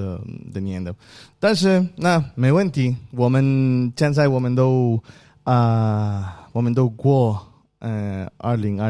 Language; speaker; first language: Chinese; non-native, learner; Spanish